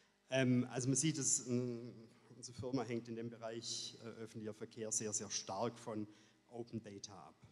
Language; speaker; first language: German; native; German